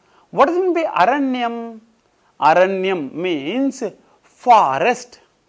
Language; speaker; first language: English; non-native, local second language; Tamil